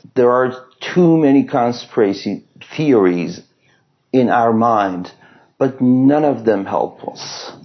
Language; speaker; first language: English; non-native, fluent; Persian